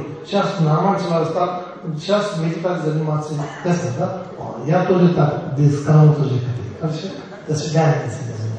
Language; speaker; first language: Russian; non-native, learner; Tibetan